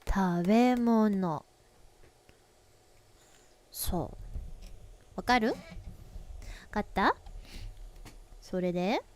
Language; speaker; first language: Japanese; non-native, learner; English